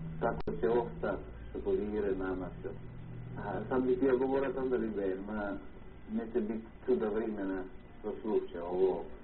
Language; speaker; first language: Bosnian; early bilingual, heritage; Croatian